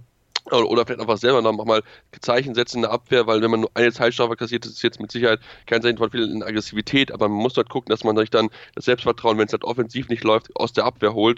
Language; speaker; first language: German; native; German